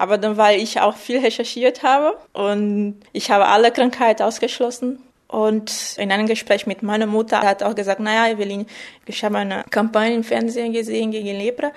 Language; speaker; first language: German; non-native, fluent; Portuguese